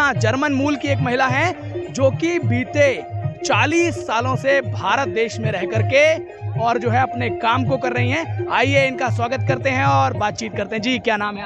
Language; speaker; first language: Hindi; native; Hindi